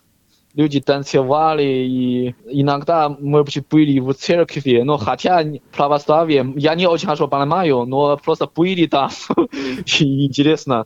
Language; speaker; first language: Russian; non-native, learner; Chinese